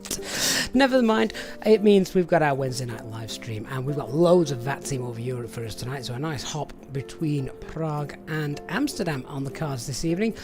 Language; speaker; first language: English; native; English